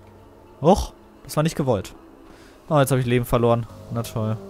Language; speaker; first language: German; native; German